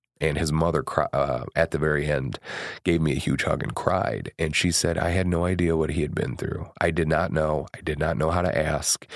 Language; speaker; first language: English; native; English